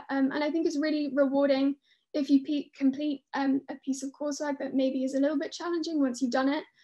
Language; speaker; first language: English; native; English